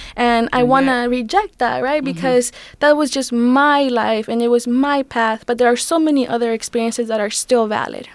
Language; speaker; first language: English; early bilingual, other home language; Spanish